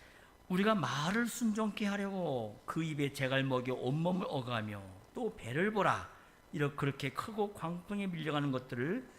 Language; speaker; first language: Korean; native; Korean